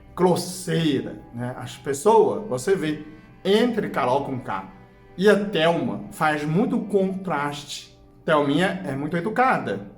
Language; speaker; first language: Portuguese; non-native, fluent; Chinese